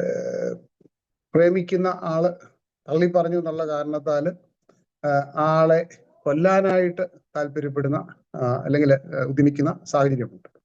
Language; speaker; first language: Malayalam; native; Malayalam